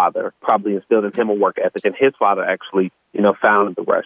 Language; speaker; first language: English; native; English